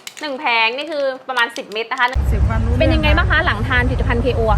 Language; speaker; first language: Thai; native; Thai